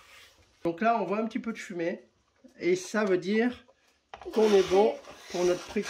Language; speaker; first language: French; native; French